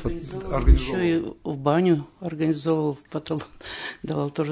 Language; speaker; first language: Russian; native; Russian